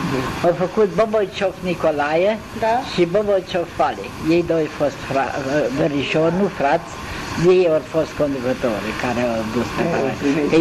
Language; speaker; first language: Romanian; non-native, local second language; German